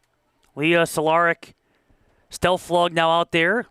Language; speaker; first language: English; native; English